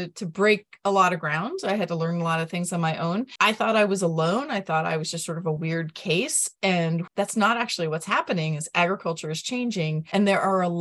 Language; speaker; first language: English; native; English